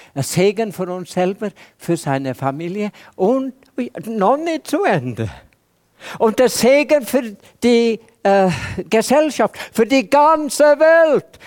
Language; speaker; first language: German; non-native, fluent; Welsh